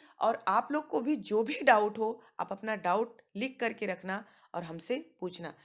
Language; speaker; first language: Hindi; native; Hindi